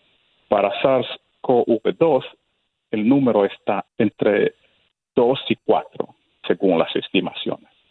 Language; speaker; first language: Spanish; non-native, fluent; Italian